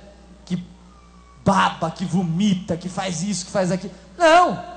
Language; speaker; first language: Portuguese; native; Portuguese